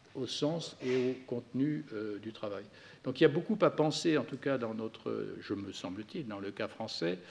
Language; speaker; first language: French; native; French